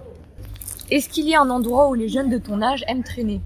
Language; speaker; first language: French; native; French